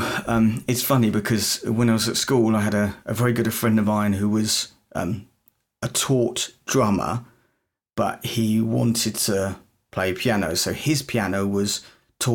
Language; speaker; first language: English; native; English